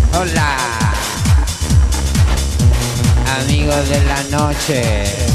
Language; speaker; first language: Spanish; non-native, learner; Italian